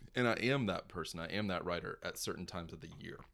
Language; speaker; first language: English; native; English